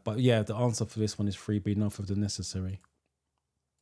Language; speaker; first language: English; native; English